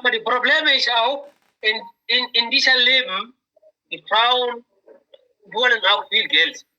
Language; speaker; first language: German; non-native, learner; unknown